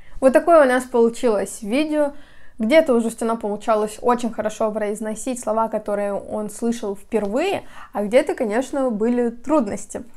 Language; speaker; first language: Russian; native; Russian